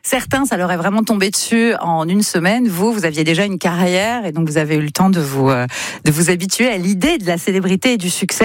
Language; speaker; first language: French; native; French